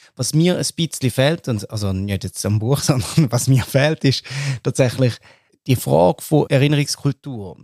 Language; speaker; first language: German; native; German